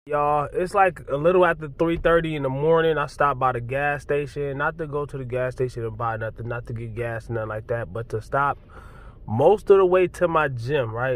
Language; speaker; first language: English; native; English